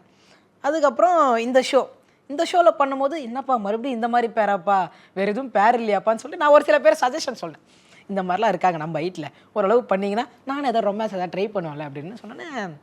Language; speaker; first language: Tamil; native; Tamil